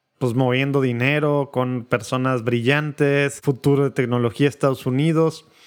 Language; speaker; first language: Spanish; native; Spanish